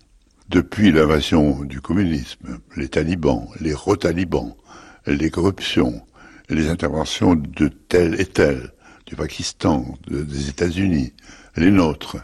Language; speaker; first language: French; native; French